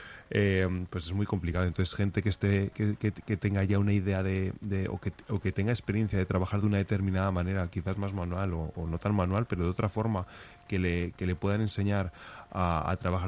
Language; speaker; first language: Spanish; native; Spanish